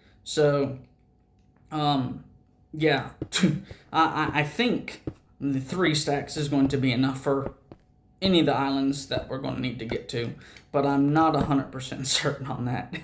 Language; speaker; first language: English; native; English